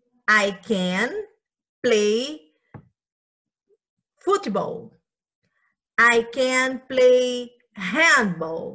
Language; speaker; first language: English; non-native, learner; Portuguese